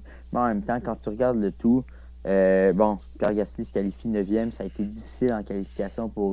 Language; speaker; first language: French; native; French